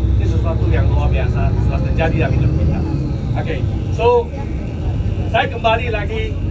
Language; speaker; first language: Malay; non-native, local second language; Chinese